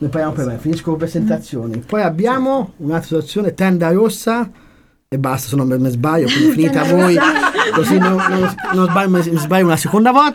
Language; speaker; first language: Italian; native; Italian